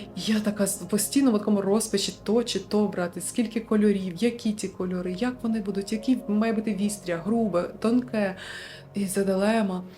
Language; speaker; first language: Ukrainian; non-native, local second language; Russian